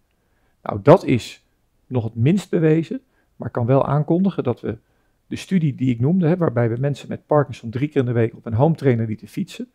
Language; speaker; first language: Dutch; native; Dutch